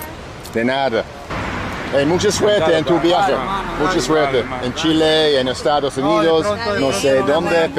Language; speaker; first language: Spanish; non-native, learner; English